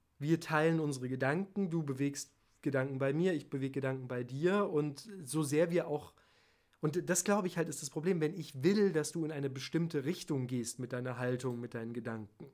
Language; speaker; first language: German; native; German